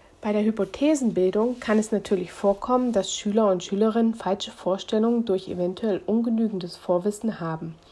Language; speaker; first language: German; native; German